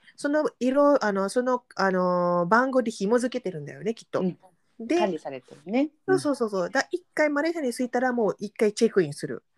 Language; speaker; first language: Japanese; non-native, fluent; Malay